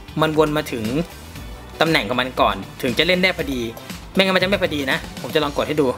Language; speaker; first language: Thai; native; Thai